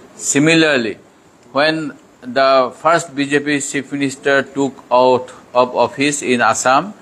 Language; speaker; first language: English; non-native, local second language; Assamese